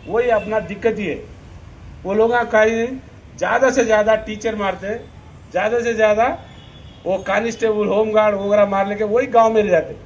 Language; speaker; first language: Hindi; non-native, local second language; Lambadi